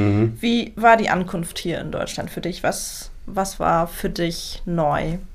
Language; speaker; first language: German; native; German